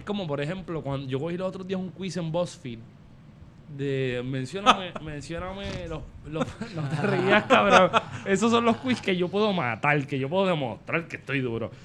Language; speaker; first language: Spanish; native; Spanish